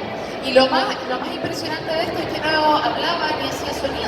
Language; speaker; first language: Spanish; native; Spanish